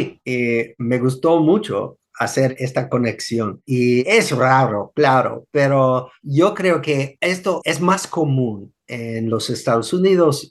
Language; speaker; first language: Spanish; non-native, fluent; English